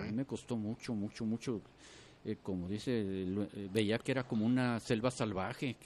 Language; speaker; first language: Spanish; native; Spanish